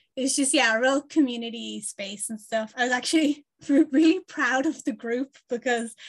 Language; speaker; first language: English; native; English